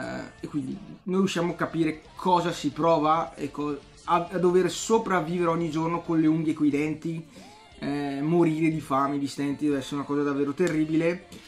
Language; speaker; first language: Italian; native; Italian